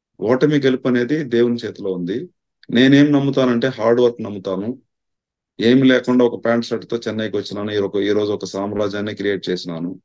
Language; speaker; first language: Telugu; non-native, local second language; Tamil